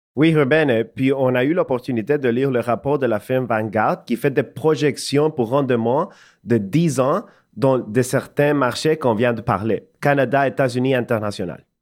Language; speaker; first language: French; non-native, fluent; Spanish